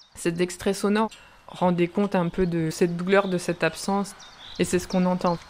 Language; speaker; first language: French; native; French